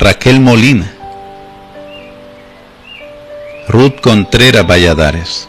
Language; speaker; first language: Spanish; native; Spanish